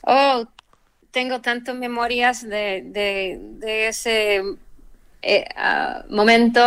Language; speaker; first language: Spanish; non-native, fluent; English